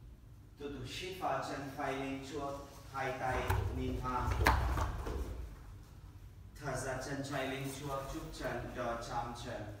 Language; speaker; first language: Vietnamese; non-native, learner; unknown